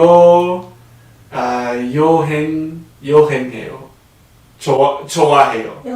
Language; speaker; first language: Korean; non-native, learner; English